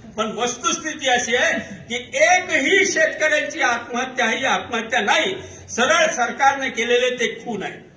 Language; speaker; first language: Marathi; non-native, local second language; Urdu